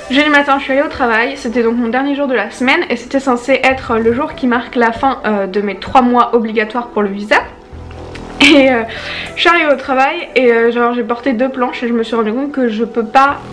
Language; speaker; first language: French; native; French